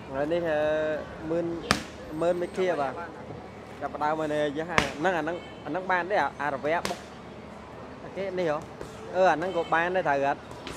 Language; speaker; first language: Khmer; native; Khmer